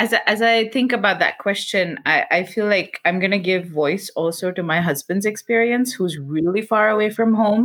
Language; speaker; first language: English; non-native, local second language; Gujarati